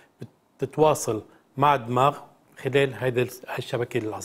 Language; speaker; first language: Arabic; native; Arabic